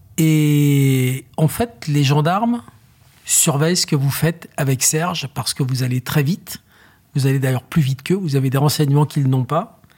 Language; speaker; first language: French; native; French